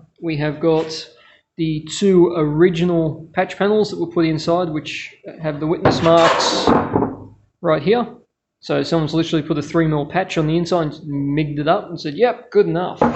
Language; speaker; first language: English; native; English